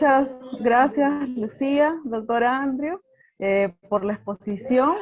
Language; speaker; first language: Spanish; native; Spanish